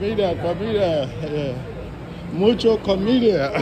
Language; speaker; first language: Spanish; non-native, learner; English